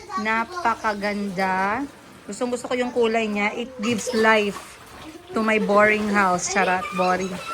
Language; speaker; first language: Filipino; non-native, local second language; Cebuano